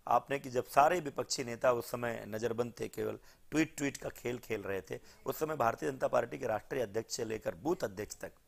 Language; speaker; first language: Hindi; native; Hindi